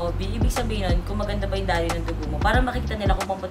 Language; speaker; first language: Filipino; native; Filipino